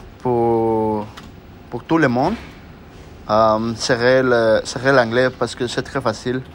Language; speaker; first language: French; non-native, learner; Spanish